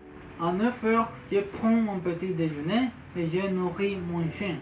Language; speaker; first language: French; non-native, learner; Spanish